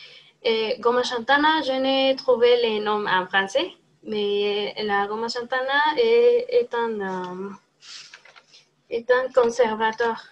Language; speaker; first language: French; non-native, learner; Spanish